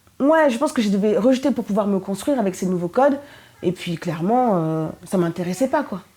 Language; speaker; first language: French; early bilingual, other home language; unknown